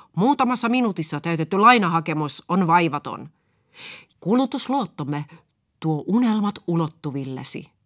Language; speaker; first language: Finnish; native; Finnish